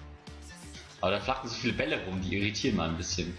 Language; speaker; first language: German; native; German